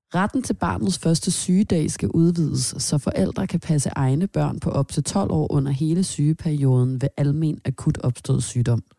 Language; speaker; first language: Danish; native; Danish